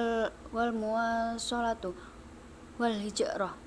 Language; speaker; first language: Arabic; non-native, learner; Indonesian